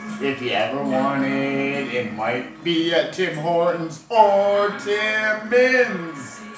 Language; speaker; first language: English; native; English